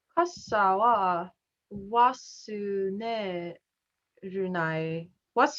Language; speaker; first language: Japanese; non-native, learner; English